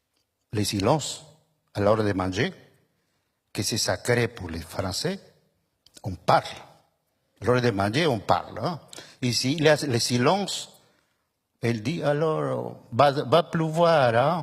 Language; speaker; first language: French; non-native, fluent; Spanish